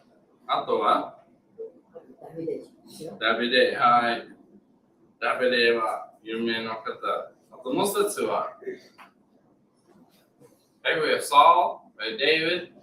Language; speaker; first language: Japanese; non-native, learner; English